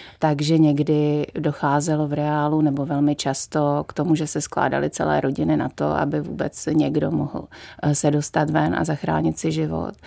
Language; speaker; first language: Czech; native; Czech